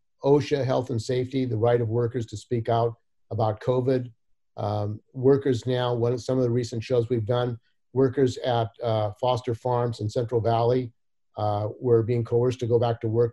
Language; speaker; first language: English; native; English